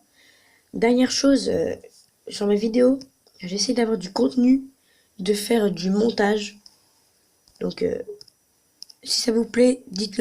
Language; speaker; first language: French; native; French